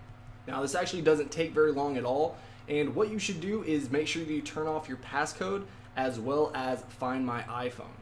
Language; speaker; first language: English; native; English